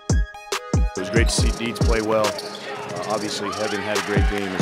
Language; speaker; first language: English; native; English